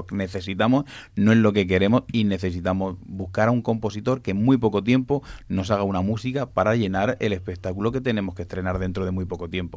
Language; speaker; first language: Spanish; native; Spanish